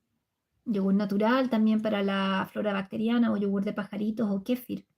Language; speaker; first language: Spanish; native; Spanish